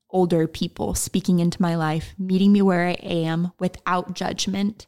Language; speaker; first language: English; native; English